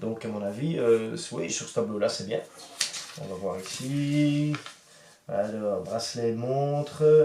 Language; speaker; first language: French; native; French